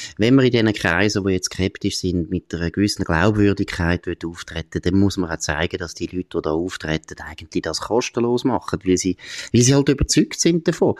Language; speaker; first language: German; native; German